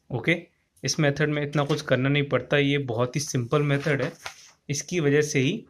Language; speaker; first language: Hindi; native; Hindi